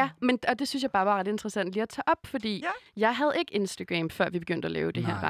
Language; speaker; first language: Danish; native; Danish